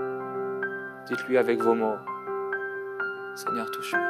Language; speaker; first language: French; non-native, local second language; Haitian Creole